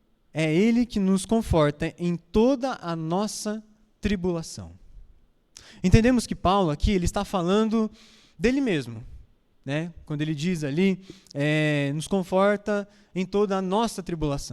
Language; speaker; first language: Portuguese; native; Portuguese